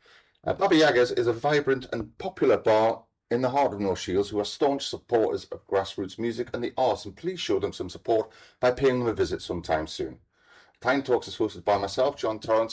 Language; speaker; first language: English; native; English